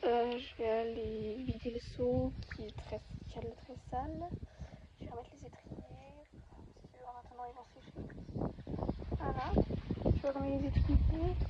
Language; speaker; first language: French; native; French